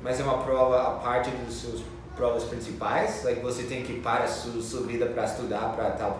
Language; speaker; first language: Portuguese; non-native, fluent; English